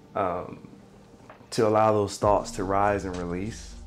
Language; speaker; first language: English; native; English